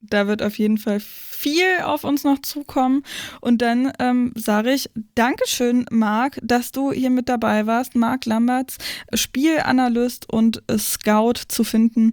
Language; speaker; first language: German; native; German